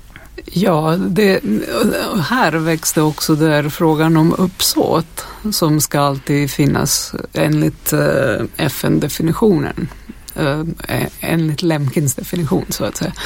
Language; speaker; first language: Swedish; non-native, fluent; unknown